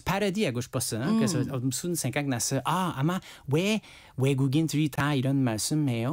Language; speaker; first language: Korean; non-native, learner; French